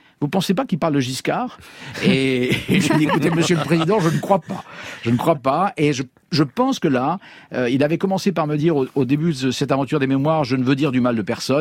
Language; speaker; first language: French; native; French